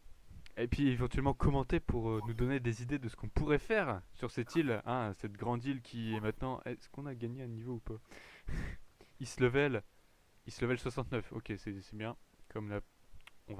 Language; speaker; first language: French; native; French